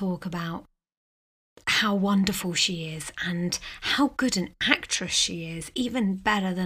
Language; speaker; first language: English; native; English